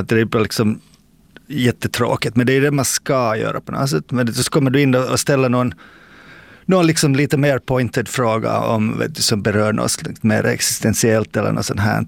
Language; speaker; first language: Swedish; native; Swedish